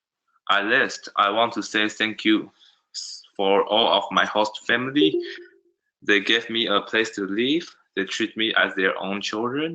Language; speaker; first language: English; non-native, learner; Chinese